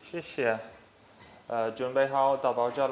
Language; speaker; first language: Chinese; non-native, learner; English